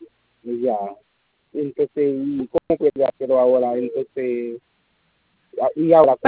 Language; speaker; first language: Spanish; non-native, learner; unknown